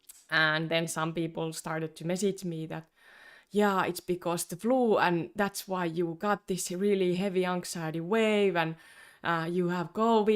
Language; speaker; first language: English; non-native, fluent; Finnish